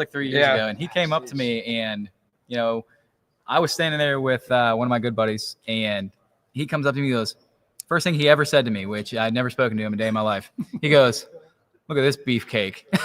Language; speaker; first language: English; native; English